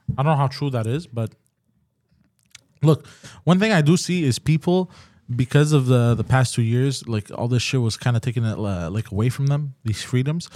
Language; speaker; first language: English; native; English